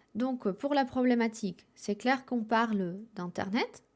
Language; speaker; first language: French; non-native, fluent; Spanish